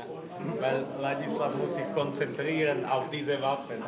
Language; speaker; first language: German; non-native, fluent; Slovak